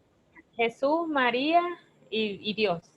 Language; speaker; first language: Spanish; native; Spanish